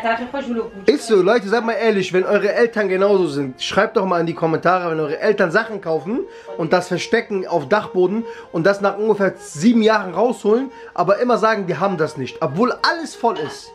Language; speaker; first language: German; early bilingual, other home language; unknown